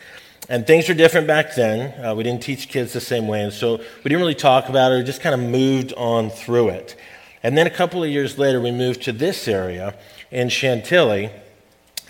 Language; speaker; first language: English; native; English